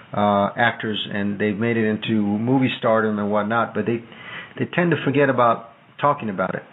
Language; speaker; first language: English; non-native, fluent; Italian